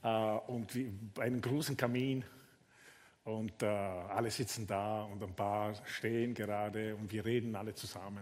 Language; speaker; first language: German; non-native, fluent; Italian